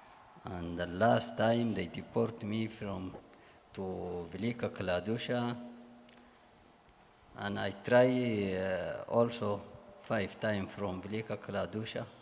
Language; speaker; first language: English; non-native, learner; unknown